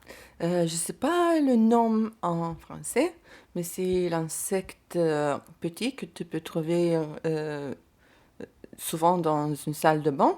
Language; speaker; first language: French; non-native, learner; Lithuanian